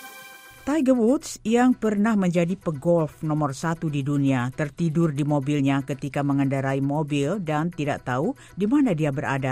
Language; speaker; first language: Indonesian; native; Indonesian